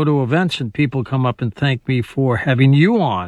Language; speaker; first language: English; native; English